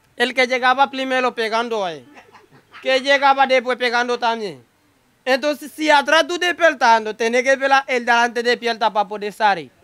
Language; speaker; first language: Spanish; non-native, learner; Haitian Creole